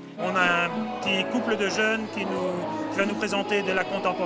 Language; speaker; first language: French; native; French